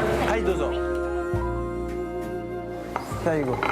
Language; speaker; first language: Japanese; non-native, learner; French